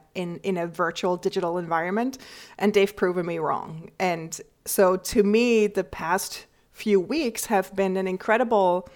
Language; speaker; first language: English; non-native, fluent; German